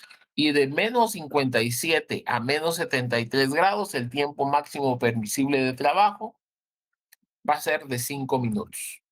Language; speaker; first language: Spanish; native; Spanish